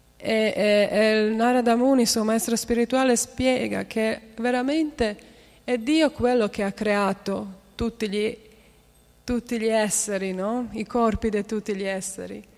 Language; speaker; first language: Italian; non-native, fluent; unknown